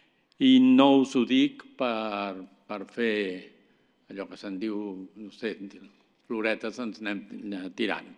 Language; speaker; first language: Catalan; native; Catalan